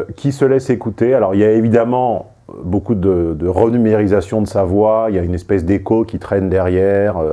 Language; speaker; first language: French; native; French